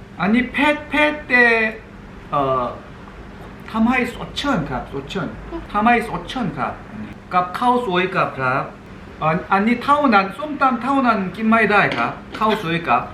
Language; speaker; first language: Thai; non-native, learner; Korean